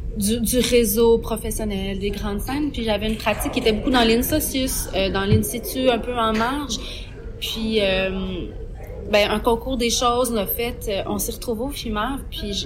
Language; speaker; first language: French; native; French